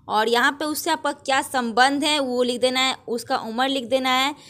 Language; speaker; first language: Hindi; native; Hindi